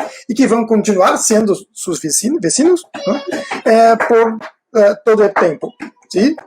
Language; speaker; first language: Spanish; non-native, fluent; Portuguese